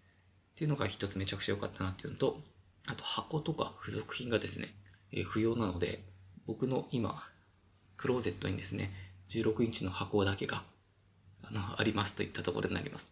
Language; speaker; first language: Japanese; native; Japanese